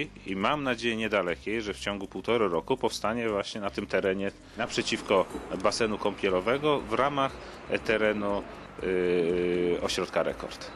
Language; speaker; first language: Polish; native; Polish